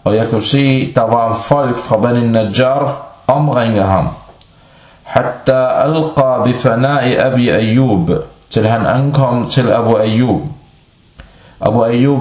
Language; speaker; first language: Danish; non-native, fluent; Arabic